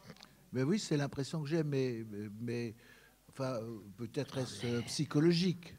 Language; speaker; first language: French; native; French